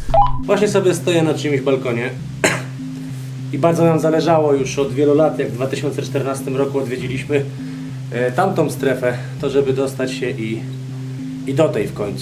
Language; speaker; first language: Polish; native; Polish